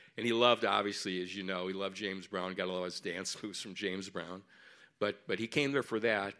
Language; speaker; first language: English; native; English